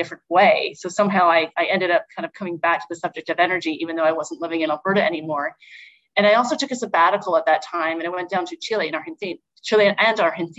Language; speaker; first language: English; native; English